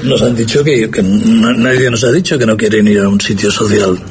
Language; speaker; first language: Spanish; native; Spanish